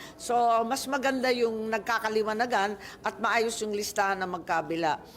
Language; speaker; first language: Filipino; native; Filipino